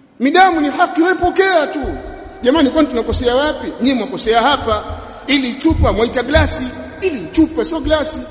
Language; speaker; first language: Swahili; native; Swahili